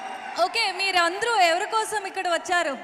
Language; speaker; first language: Telugu; non-native, learner; Kannada